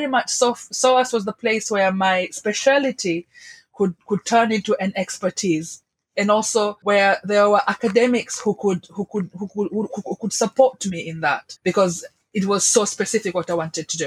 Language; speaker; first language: English; non-native, local second language; Swahili